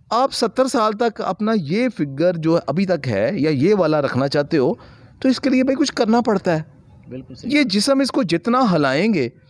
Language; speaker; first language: Urdu; non-native, local second language; Punjabi